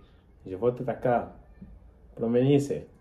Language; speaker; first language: Bulgarian; non-native, learner; Portuguese